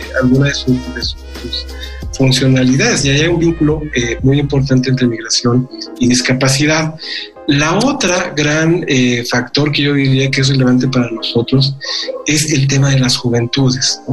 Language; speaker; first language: Spanish; native; Spanish